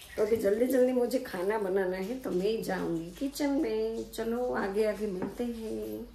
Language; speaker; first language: Hindi; non-native, local second language; Gujarati